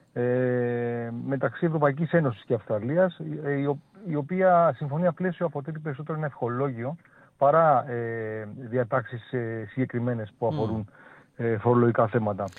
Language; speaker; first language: Greek; native; Greek